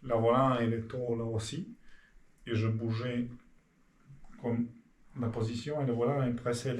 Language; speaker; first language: French; non-native, learner; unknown